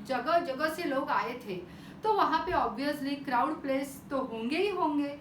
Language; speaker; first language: Hindi; non-native, local second language; Marathi